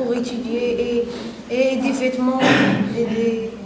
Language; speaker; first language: French; non-native, learner; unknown